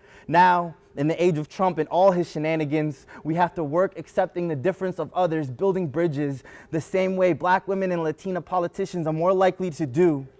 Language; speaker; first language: English; early bilingual, other home language; Spanish